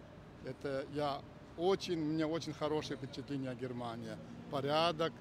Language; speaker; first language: Russian; non-native, fluent; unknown